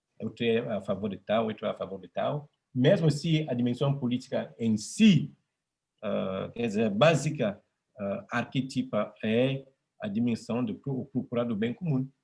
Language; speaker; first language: Portuguese; non-native, fluent; French